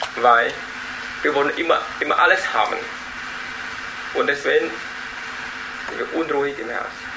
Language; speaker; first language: German; non-native, learner; Vietnamese